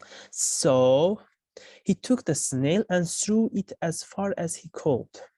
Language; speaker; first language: English; non-native, fluent; Azerbaijani